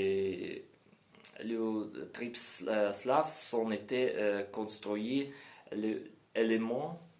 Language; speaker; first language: French; non-native, learner; Ukrainian